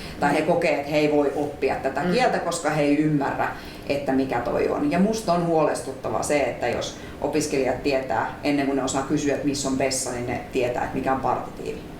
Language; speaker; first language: Finnish; native; Finnish